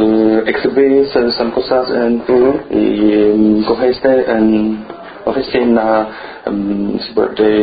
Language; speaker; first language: Spanish; non-native, learner; Chinese